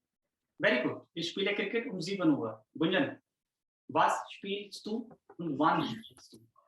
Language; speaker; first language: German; non-native, learner; Hindi